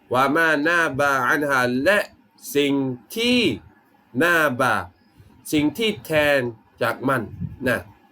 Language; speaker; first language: Thai; non-native, local second language; Malay